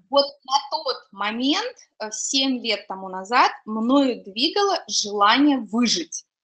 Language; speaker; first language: Russian; native; Russian